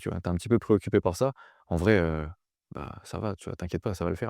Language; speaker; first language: French; native; French